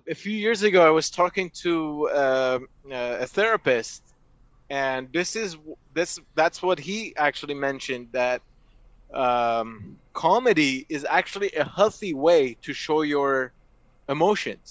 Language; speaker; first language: English; non-native, fluent; Persian